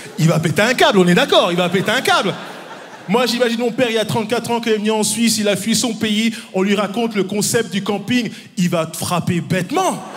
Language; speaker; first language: French; early bilingual, other home language; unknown